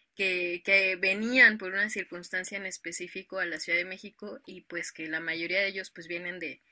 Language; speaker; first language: Spanish; native; Spanish